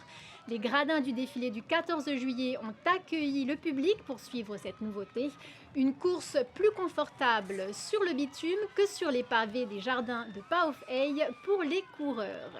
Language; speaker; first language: French; native; French